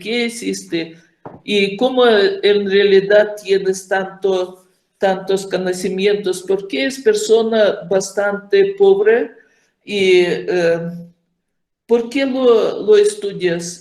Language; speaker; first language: Spanish; non-native, fluent; Ukrainian